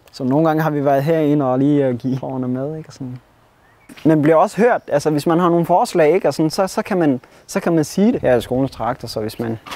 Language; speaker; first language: Danish; early bilingual, other home language; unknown